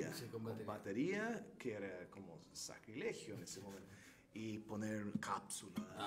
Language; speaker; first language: Spanish; non-native, fluent; Turkish